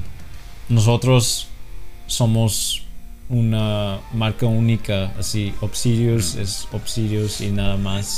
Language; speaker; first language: Spanish; non-native, fluent; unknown